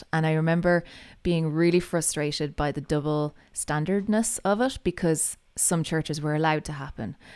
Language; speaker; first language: English; native; English